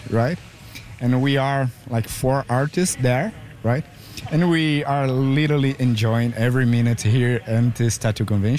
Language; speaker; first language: English; non-native, fluent; Portuguese